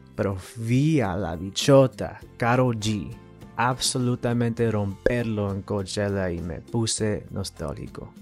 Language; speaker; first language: Spanish; early bilingual, heritage; Spanish